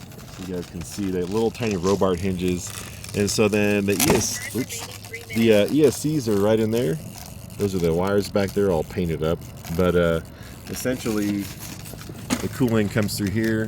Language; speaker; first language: English; native; English